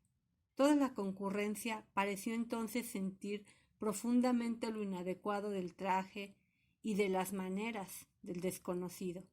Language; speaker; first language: Spanish; native; Spanish